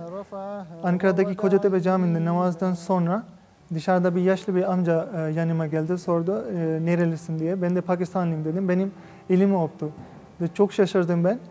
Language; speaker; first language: Turkish; non-native, fluent; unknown